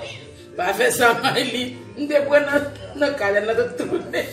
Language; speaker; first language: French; non-native, learner; Haitian Creole